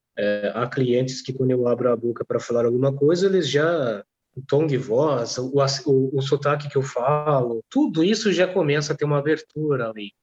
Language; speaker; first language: Portuguese; non-native, fluent; Polish